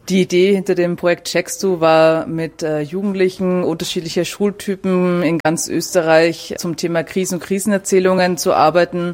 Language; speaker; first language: German; native; German